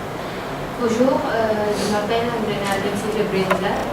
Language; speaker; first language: French; non-native, learner; Indonesian